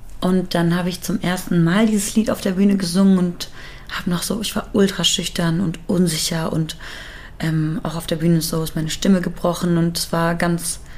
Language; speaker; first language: German; early bilingual, other home language; Persian